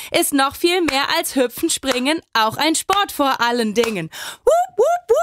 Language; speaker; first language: German; native; German